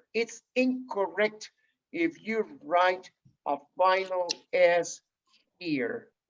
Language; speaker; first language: English; non-native, fluent; Spanish